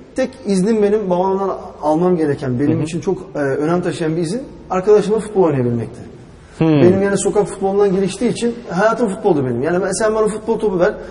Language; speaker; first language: Turkish; early bilingual, heritage; Turkish